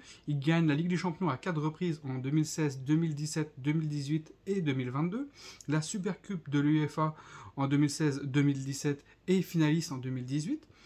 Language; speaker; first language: French; native; French